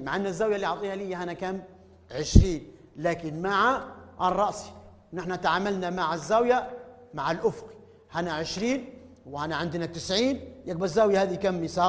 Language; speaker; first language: Arabic; native; Arabic